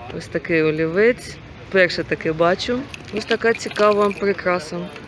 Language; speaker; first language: Ukrainian; non-native, local second language; Russian